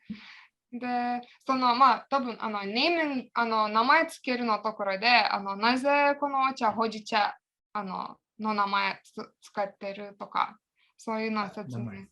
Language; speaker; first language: Japanese; non-native, fluent; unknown